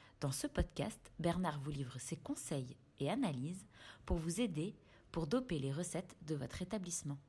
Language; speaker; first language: French; native; French